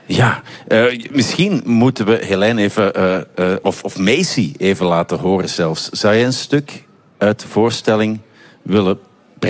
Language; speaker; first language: Dutch; native; Dutch